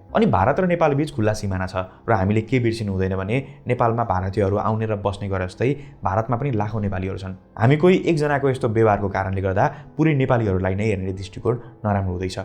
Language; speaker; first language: Nepali; native; Nepali